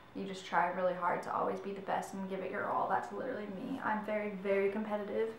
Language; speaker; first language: English; native; English